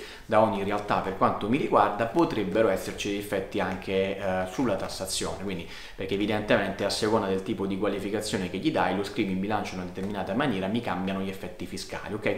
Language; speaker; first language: Italian; native; Italian